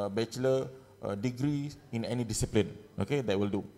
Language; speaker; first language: English; non-native, local second language; Malay